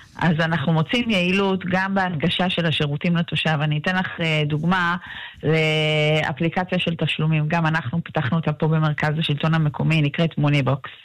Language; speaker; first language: Hebrew; native; Hebrew